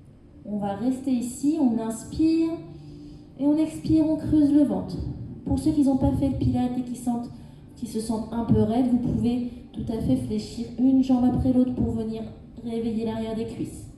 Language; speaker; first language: French; native; French